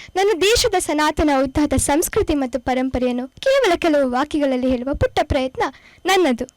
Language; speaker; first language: Kannada; non-native, local second language; Konkani